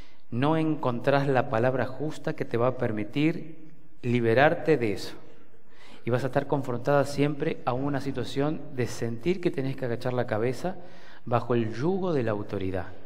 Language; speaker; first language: Spanish; native; Spanish